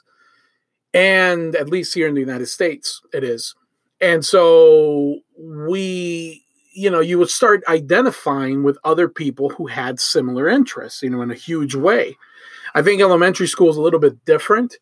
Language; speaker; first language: English; early bilingual, other home language; Spanish